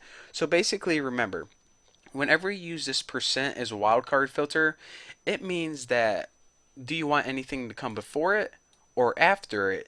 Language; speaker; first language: English; native; English